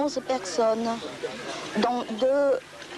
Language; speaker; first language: French; non-native, learner; Khmer